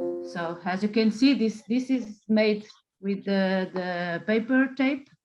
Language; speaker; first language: English; non-native, fluent; Portuguese